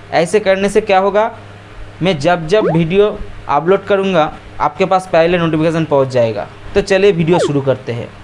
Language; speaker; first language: Hindi; non-native, local second language; Bangla